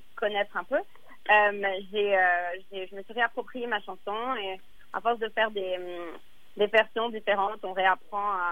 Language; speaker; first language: French; native; French